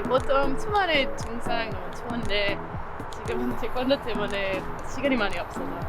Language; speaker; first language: Korean; non-native, learner; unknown